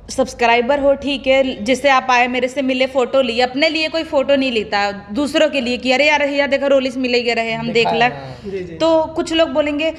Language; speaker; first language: Hindi; non-native, local second language; Awadhi